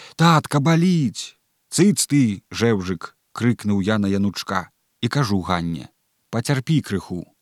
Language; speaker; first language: Belarusian; native; Belarusian